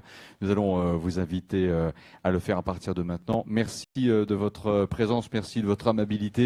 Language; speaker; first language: French; native; French